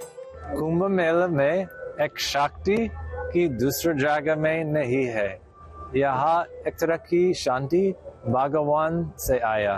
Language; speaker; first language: Hindi; non-native, learner; English